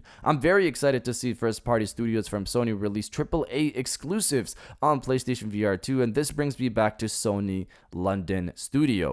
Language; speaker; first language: English; native; English